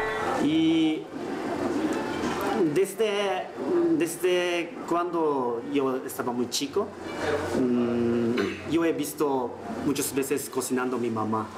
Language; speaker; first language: Spanish; non-native, learner; Japanese